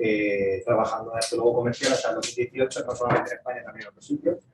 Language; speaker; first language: Spanish; native; Spanish